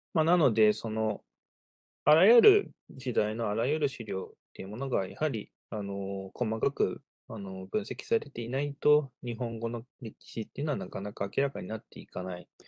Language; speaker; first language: Japanese; native; Japanese